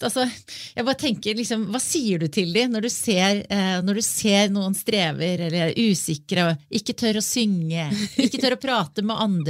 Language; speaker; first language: Norwegian; native; Norwegian